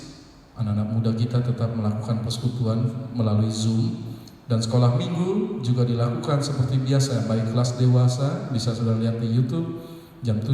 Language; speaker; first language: Indonesian; native; Indonesian